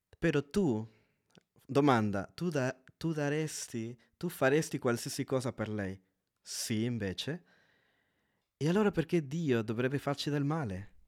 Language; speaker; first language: Italian; non-native, fluent; Spanish